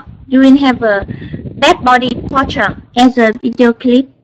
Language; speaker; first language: English; non-native, learner; Vietnamese